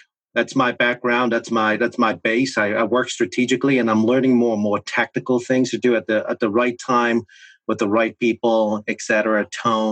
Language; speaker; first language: English; non-native, local second language; Cantonese